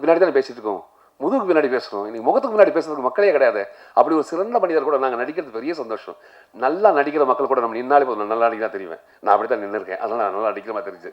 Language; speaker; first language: Tamil; native; Tamil